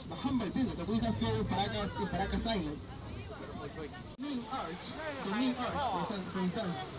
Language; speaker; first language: English; non-native, learner; Spanish